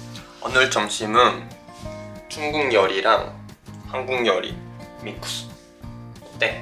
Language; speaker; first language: Korean; non-native, fluent; Japanese